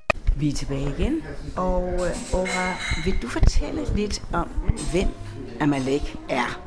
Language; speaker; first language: Danish; native; Danish